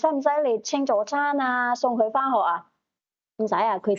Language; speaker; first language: Cantonese; native; Cantonese